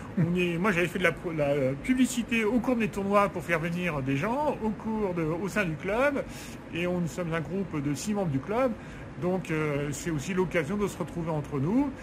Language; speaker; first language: French; native; French